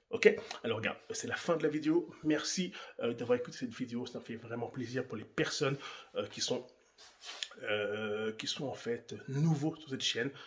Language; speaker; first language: French; native; French